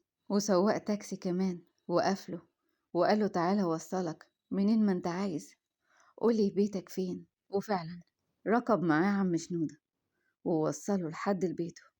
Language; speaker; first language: Arabic; native; Arabic